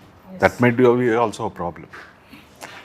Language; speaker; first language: Telugu; native; Telugu